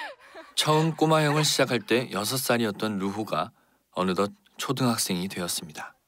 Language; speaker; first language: Korean; native; Korean